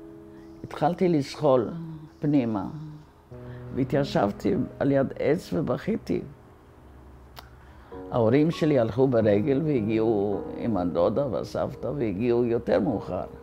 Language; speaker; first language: Hebrew; non-native, fluent; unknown